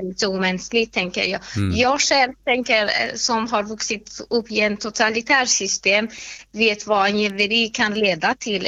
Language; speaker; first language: Swedish; non-native, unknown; Persian